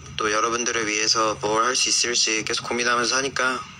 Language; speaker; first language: Korean; native; Korean